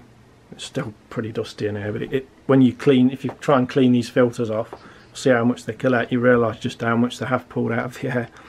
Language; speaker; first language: English; native; English